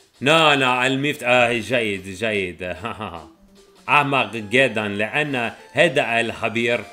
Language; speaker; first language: Arabic; non-native, learner; English